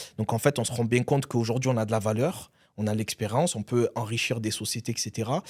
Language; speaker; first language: French; early bilingual, other home language; Arabic